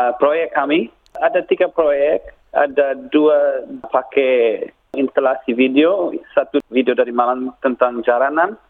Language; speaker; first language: Indonesian; non-native, learner; English